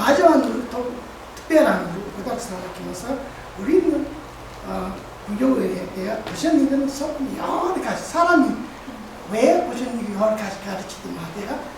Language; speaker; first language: Korean; non-native, learner; Tibetan